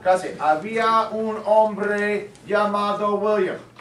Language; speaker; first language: Spanish; non-native, fluent; English